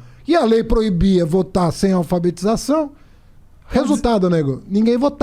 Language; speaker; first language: Portuguese; native; Portuguese